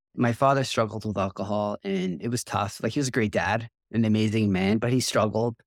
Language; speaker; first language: English; native; English